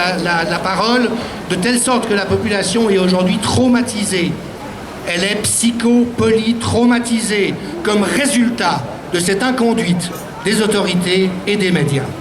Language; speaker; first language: French; native; French